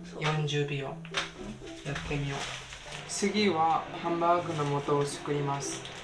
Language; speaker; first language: Japanese; non-native, learner; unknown